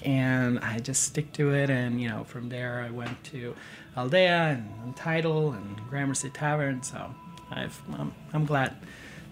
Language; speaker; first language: English; non-native, fluent; Serbian